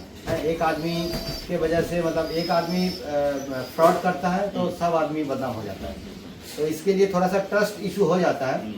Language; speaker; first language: Hindi; non-native, local second language; Bangla